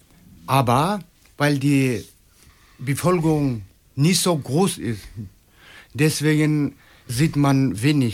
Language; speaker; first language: German; non-native, learner; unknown